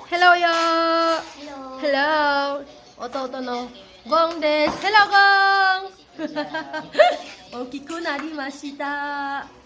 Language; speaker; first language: Japanese; non-native, fluent; Cebuano